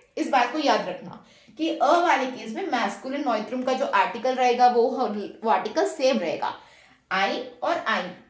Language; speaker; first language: Hindi; native; Hindi